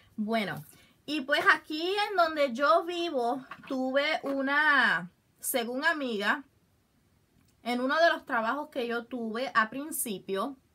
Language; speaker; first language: Spanish; native; Spanish